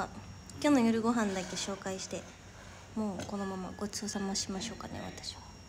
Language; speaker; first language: Japanese; native; Japanese